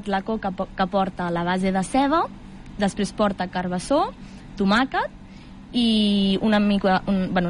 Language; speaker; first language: Catalan; native; Catalan